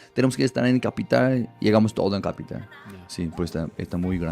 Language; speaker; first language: Spanish; non-native, fluent; Korean